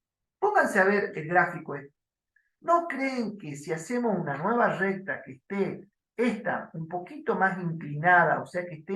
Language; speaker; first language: Spanish; native; Spanish